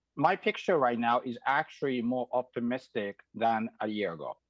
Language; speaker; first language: English; non-native, fluent; Croatian